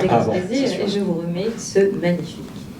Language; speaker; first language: French; native; French